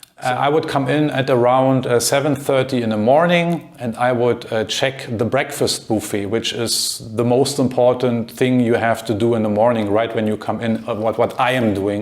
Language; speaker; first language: English; non-native, fluent; German